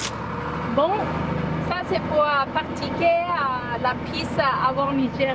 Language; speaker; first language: French; non-native, learner; Thai